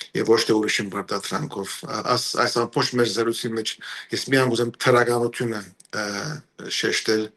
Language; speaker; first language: Armenian; early bilingual, heritage; Armenian